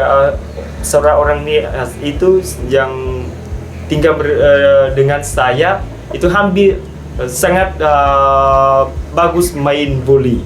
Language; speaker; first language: Indonesian; non-native, fluent; Vietnamese